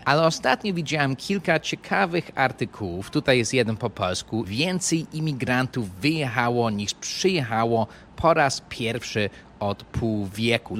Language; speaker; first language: Polish; non-native, fluent; English